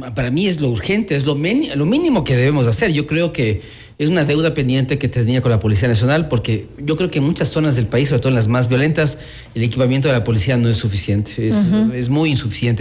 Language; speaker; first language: Spanish; native; Spanish